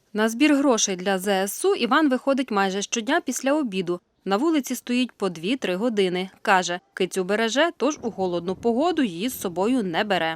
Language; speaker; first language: Ukrainian; native; Ukrainian